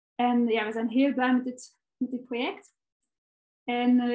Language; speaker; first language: Dutch; non-native, fluent; German